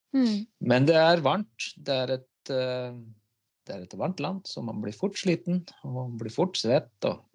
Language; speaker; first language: Norwegian; native; Norwegian